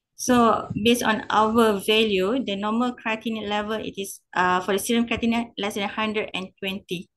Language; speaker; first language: English; non-native, local second language; Malay